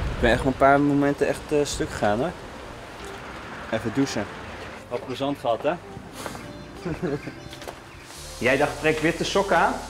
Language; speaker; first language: Dutch; native; Dutch